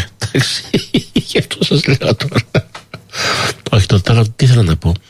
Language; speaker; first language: Greek; early bilingual, heritage; Greek